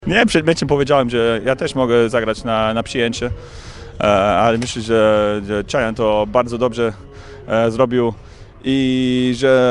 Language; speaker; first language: Polish; non-native, fluent; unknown